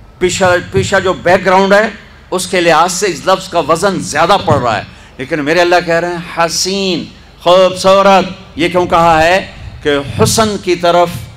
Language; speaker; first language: Urdu; non-native, local second language; Punjabi